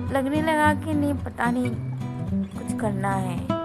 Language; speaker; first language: Hindi; non-native, local second language; Bangla